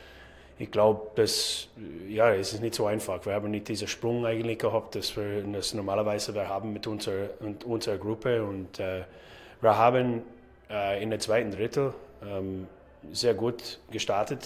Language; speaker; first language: German; non-native, fluent; English